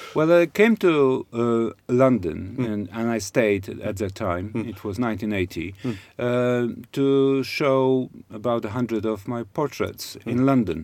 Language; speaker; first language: English; non-native, fluent; Polish